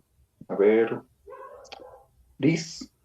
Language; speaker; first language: Spanish; native; Spanish